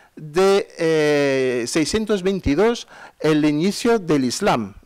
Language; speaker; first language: Spanish; non-native, fluent; French